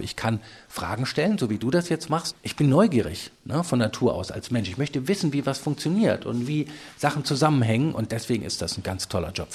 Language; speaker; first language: German; native; German